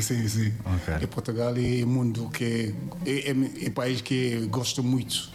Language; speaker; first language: Portuguese; non-native, learner; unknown